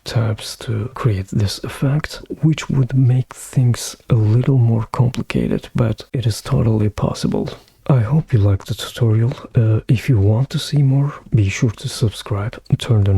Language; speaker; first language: English; non-native, fluent; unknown